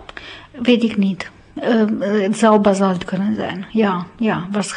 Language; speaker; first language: Dutch; non-native, fluent; Romanian